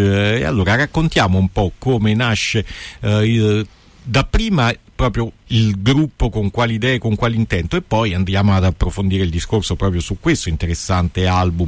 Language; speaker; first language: Italian; native; Italian